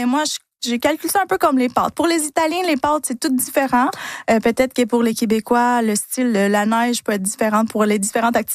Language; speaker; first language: French; non-native, fluent; Spanish